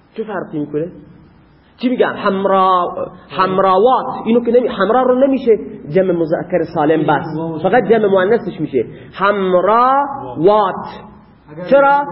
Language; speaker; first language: Persian; non-native, local second language; Baluchi